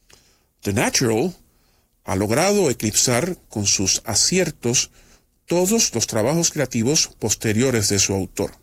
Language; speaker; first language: Spanish; native; Spanish